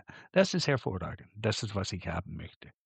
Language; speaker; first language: German; non-native, fluent; English